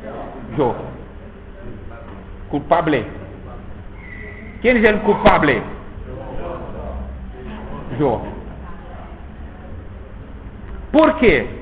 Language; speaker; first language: Spanish; non-native, fluent; Portuguese